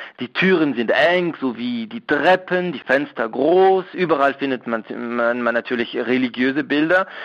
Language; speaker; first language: German; non-native, local second language; French